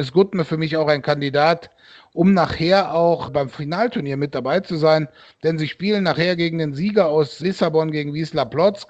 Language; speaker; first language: German; native; German